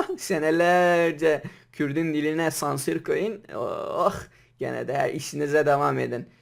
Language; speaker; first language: Turkish; non-native, local second language; Kurdish